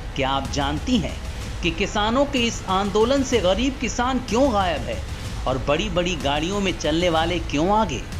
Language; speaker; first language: Hindi; native; Hindi